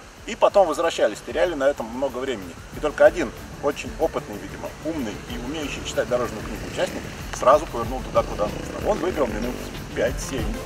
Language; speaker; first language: Russian; native; Russian